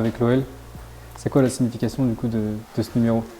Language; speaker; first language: French; native; French